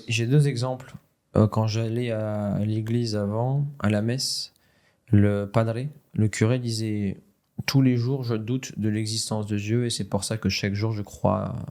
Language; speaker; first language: French; native; French